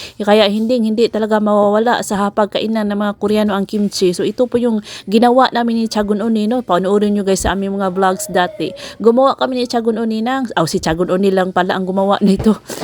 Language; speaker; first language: Filipino; non-native, local second language; Cebuano